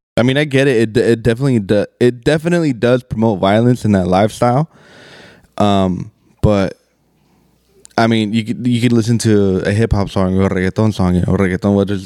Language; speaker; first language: English; early bilingual, other home language; Spanish